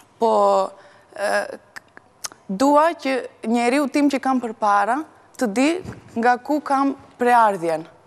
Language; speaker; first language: Albanian; early bilingual, heritage; Albanian